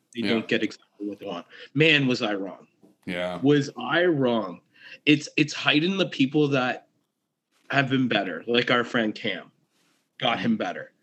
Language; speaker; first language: English; native; English